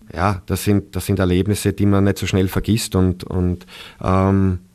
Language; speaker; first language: German; native; German